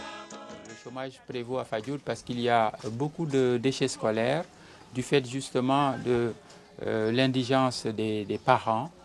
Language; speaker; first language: French; non-native, local second language; Serer